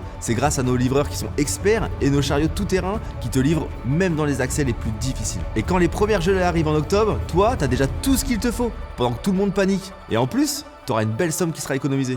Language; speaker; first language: French; native; French